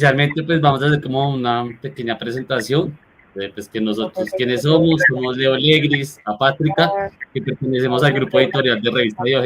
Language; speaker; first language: Spanish; native; Spanish